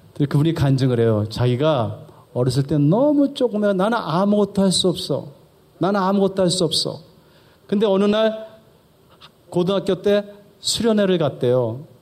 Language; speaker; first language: Korean; early bilingual, heritage; Korean